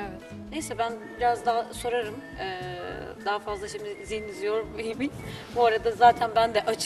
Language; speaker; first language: Turkish; native; Turkish